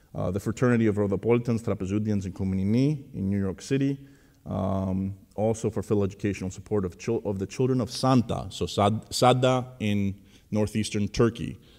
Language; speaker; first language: English; early bilingual, other home language; Greek